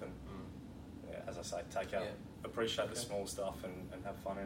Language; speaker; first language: English; native; English